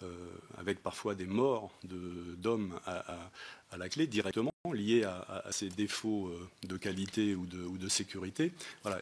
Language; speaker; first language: French; native; French